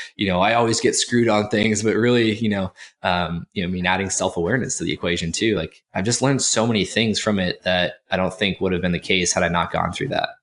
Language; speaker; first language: English; native; English